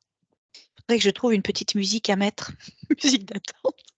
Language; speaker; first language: French; native; French